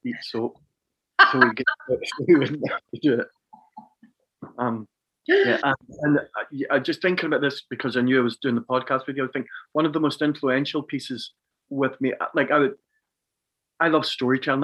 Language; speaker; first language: English; native; English